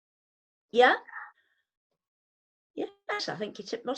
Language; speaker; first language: English; native; English